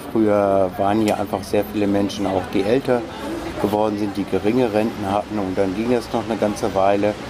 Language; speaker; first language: German; native; German